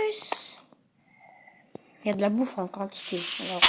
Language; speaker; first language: French; native; French